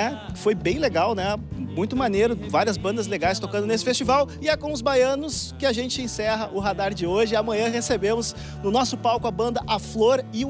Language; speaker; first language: Portuguese; native; Portuguese